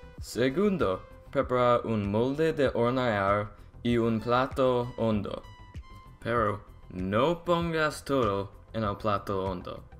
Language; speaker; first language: Spanish; non-native, learner; English